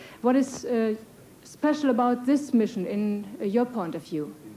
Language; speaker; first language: English; non-native, fluent; German